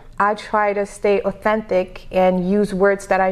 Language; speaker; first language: English; non-native, fluent; French